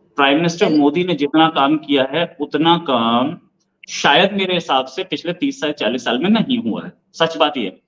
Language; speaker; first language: Hindi; native; Hindi